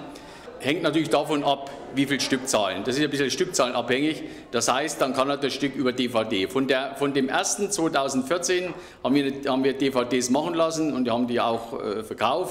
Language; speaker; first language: German; native; German